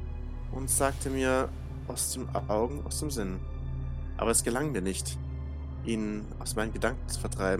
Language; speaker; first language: German; native; German